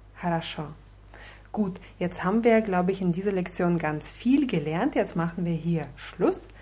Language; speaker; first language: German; non-native, fluent; Russian